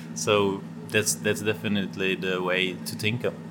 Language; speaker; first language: English; non-native, fluent; Czech